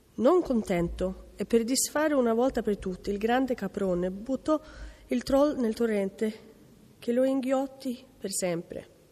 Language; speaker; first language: Italian; non-native, fluent; Norwegian